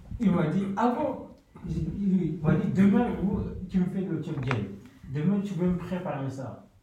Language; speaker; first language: French; non-native, fluent; Soninke